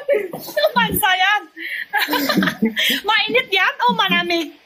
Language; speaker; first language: Filipino; non-native, learner; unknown